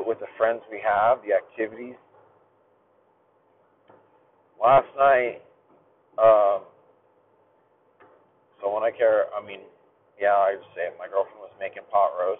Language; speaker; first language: English; native; English